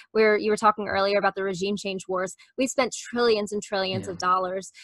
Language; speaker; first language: English; native; English